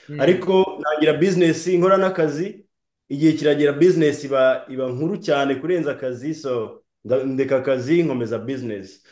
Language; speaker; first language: Kinyarwanda; native; Kinyarwanda